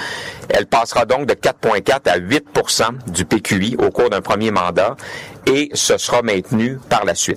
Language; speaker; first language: French; native; French